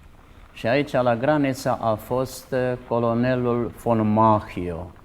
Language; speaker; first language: Romanian; non-native, local second language; Czech